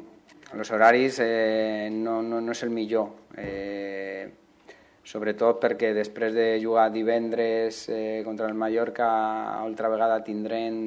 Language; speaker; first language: Catalan; non-native, local second language; Spanish